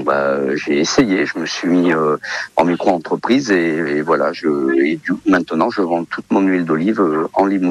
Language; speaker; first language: French; early bilingual, other home language; Portuguese